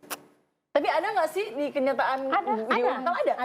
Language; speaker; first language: Indonesian; native; Indonesian